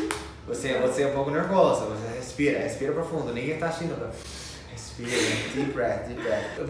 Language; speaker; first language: Portuguese; non-native, fluent; English